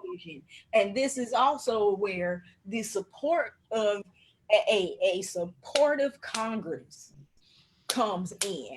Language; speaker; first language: English; native; English